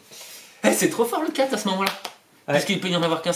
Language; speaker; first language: French; native; French